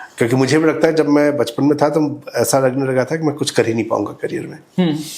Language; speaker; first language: Hindi; native; Hindi